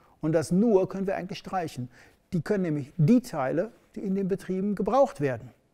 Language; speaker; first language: German; native; German